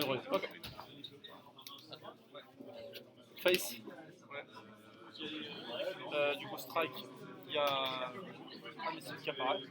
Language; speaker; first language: French; native; French